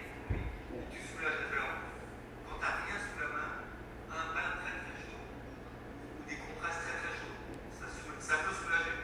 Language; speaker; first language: French; native; French